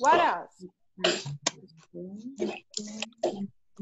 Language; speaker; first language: English; non-native, learner; Spanish